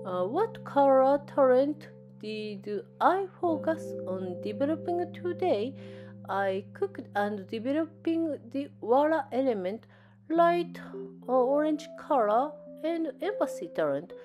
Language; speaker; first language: English; non-native, learner; Japanese